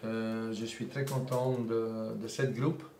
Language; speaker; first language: French; non-native, local second language; Dutch